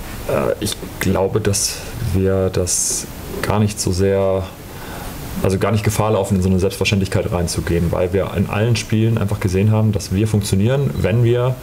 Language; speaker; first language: German; native; German